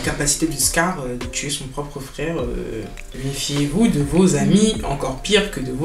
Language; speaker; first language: French; native; French